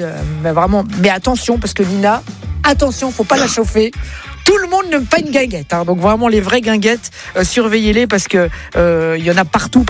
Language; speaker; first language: French; native; French